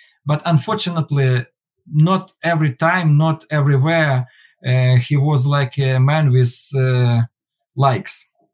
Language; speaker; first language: English; non-native, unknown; Ukrainian